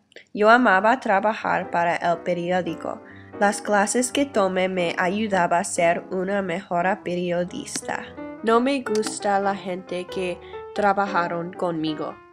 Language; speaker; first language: Spanish; non-native, learner; English